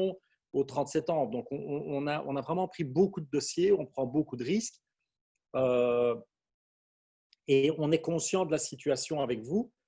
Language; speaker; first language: French; native; French